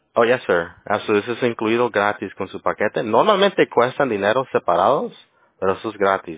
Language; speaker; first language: Spanish; early bilingual, other home language; English